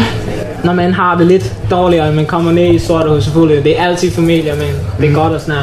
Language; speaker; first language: Danish; non-native, learner; Mon